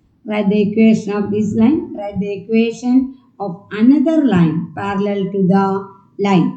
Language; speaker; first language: English; non-native, local second language; Malayalam